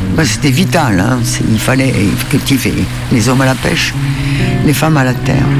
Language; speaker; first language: French; native; French